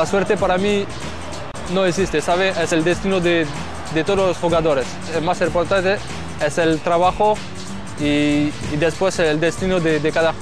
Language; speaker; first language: Spanish; non-native, learner; French